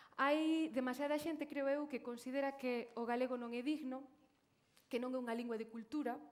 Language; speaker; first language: Galician; native; Galician